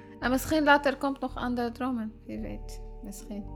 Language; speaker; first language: Dutch; non-native, learner; Arabic